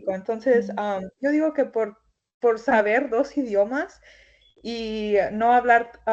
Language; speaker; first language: Spanish; early bilingual, heritage; Spanish